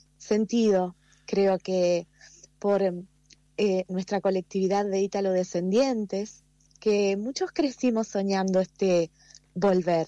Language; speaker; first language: Spanish; native; Spanish